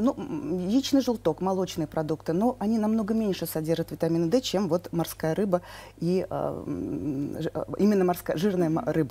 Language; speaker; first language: Russian; native; Russian